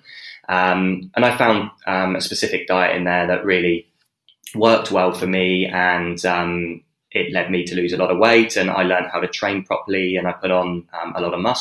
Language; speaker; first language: English; native; English